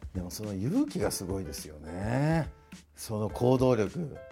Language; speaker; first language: Japanese; non-native, fluent; Korean